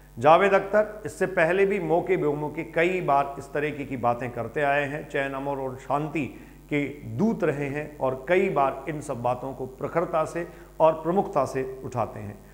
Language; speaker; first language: Hindi; native; Hindi